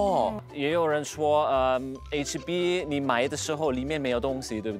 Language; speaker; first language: Chinese; non-native, fluent; German